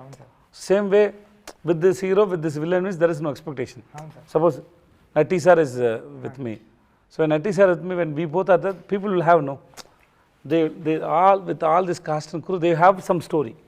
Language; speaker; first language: Telugu; non-native, learner; Tamil